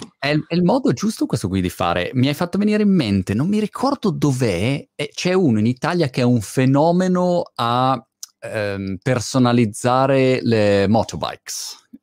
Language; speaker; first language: Italian; native; Italian